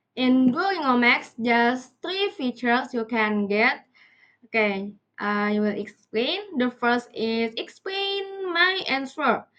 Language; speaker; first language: English; non-native, learner; Indonesian